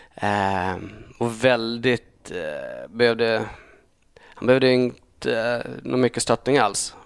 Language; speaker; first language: Swedish; native; Swedish